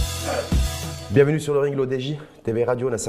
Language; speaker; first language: French; non-native, local second language; Arabic